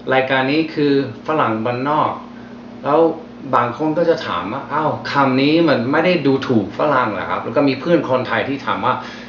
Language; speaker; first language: Thai; non-native, fluent; English